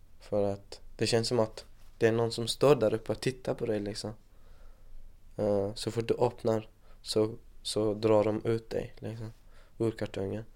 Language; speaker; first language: Swedish; non-native, fluent; Persian